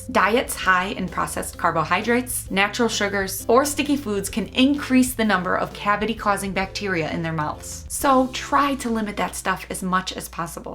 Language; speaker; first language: English; native; English